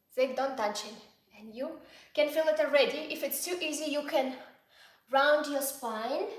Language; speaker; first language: English; non-native, fluent; Ukrainian